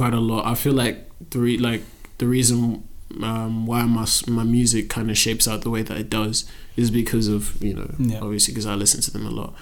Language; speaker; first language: English; native; English